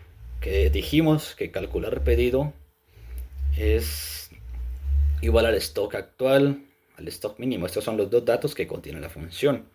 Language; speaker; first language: Spanish; native; Spanish